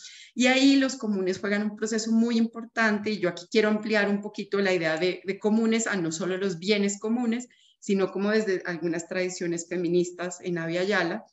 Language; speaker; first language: Spanish; native; Spanish